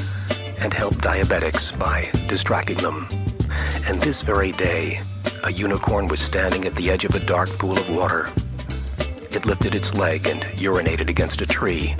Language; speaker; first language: English; native; English